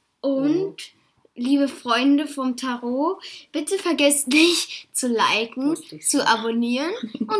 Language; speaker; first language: German; native; German